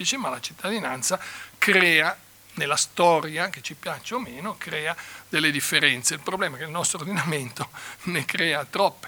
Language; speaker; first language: Italian; native; Italian